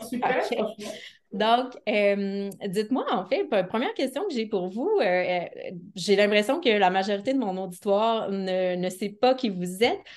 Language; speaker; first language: French; native; French